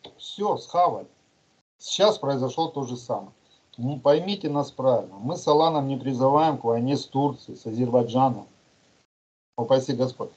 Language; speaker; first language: Russian; native; Russian